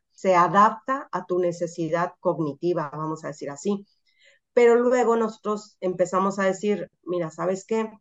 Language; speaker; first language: Spanish; native; Spanish